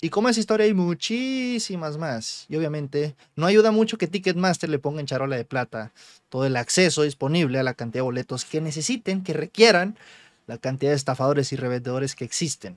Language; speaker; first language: Spanish; native; Spanish